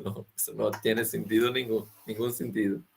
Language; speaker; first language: Spanish; non-native, fluent; Portuguese